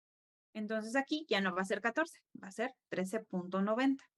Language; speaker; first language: Spanish; native; Spanish